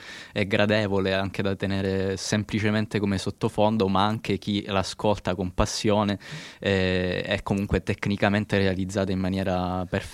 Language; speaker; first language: Italian; native; Italian